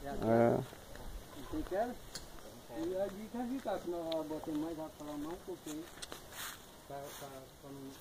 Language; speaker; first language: Portuguese; native; Portuguese